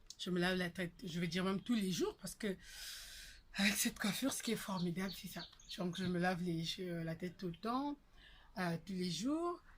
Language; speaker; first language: French; non-native, local second language; Lingala